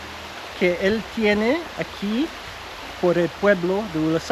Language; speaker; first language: Spanish; early bilingual, heritage; English